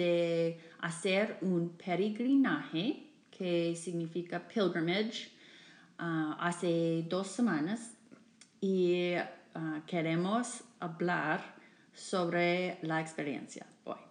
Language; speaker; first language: Spanish; non-native, fluent; English